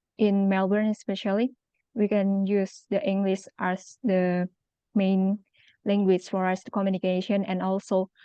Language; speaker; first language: English; non-native, local second language; Indonesian